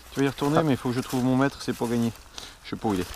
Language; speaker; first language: French; native; French